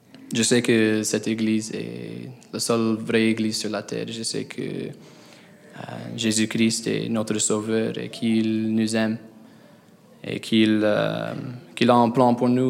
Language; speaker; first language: French; non-native, fluent; English